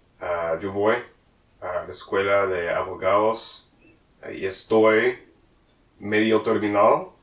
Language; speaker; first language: Spanish; non-native, learner; English